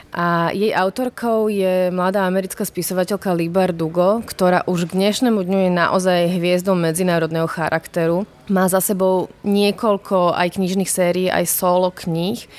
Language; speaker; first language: Slovak; native; Slovak